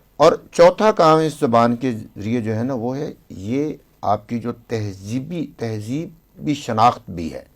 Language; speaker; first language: Urdu; non-native, local second language; Punjabi